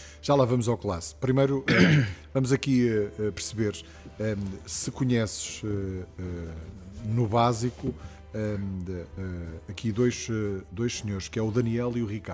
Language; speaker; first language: Portuguese; native; Portuguese